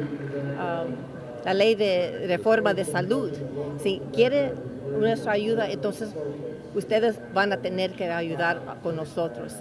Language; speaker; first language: Spanish; early bilingual, heritage; English